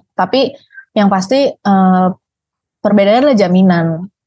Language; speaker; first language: Indonesian; native; Indonesian